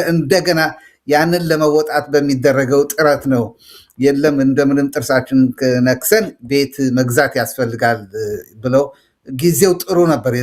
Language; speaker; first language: Amharic; native; Amharic